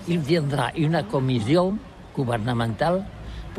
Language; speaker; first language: French; non-native, learner; Catalan